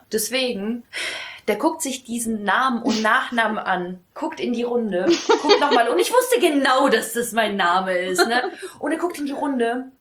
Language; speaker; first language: German; early bilingual, other home language; Russian